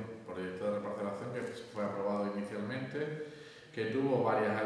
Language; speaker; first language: Spanish; native; Spanish